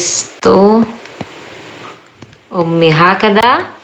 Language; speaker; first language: Arabic; non-native, fluent; Indonesian